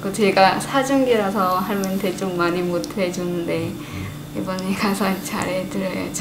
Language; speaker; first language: Korean; early bilingual, other home language; Khmer